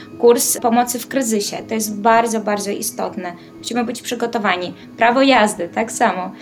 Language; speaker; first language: Polish; non-native, fluent; Ukrainian